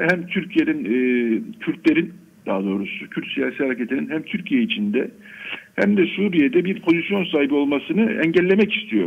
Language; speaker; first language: Turkish; native; Turkish